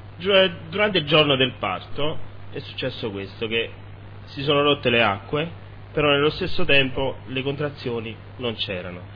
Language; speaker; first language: Italian; native; Italian